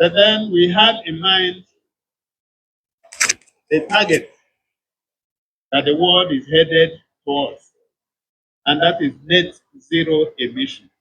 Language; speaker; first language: English; non-native, local second language; Igbo